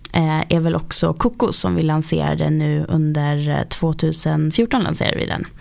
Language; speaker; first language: Swedish; native; Swedish